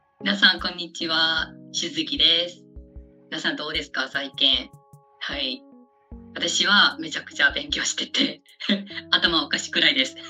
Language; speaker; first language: Japanese; non-native, fluent; Burmese